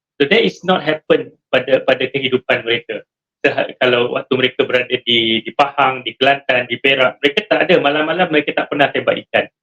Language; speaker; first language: Malay; native; Malay